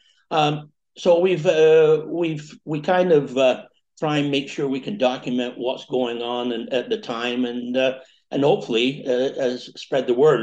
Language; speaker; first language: English; native; English